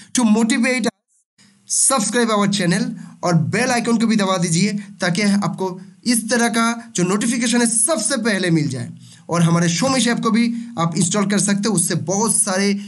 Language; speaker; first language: Hindi; non-native, local second language; Bangla